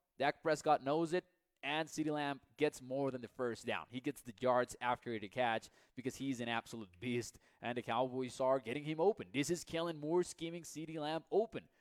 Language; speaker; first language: English; non-native, fluent; Spanish